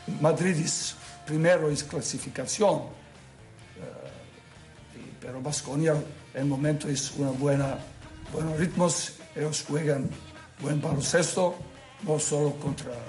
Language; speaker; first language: Spanish; non-native, learner; Serbian